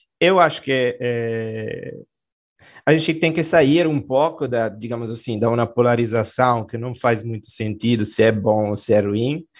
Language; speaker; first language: Portuguese; non-native, fluent; Italian